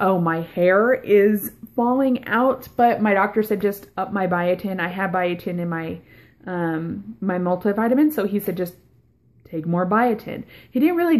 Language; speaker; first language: English; native; English